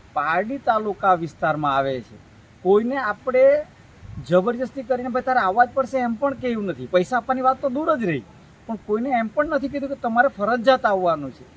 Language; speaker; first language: Gujarati; native; Gujarati